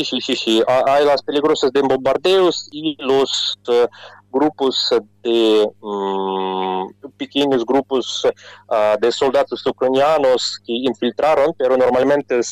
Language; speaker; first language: Spanish; non-native, fluent; Russian